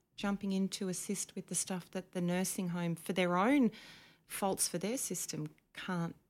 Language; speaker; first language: English; native; English